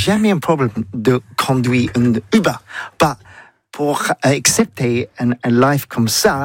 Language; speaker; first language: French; non-native, learner; English